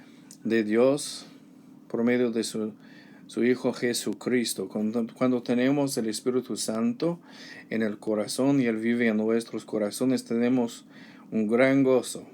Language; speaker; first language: Spanish; non-native, learner; English